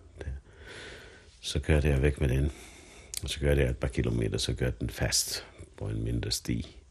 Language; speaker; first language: Danish; non-native, fluent; Finnish